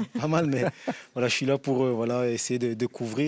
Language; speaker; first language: French; native; French